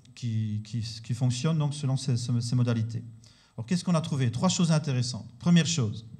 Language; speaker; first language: French; native; French